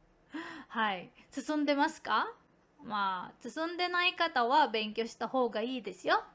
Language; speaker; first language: Japanese; non-native, fluent; Filipino